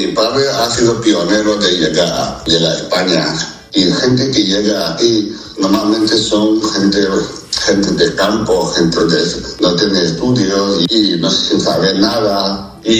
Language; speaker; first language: Spanish; early bilingual, other home language; Chinese